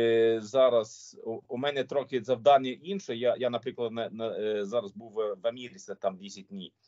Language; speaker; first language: Ukrainian; non-native, learner; Swedish